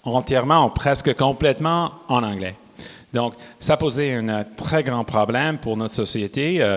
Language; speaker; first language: French; non-native, local second language; English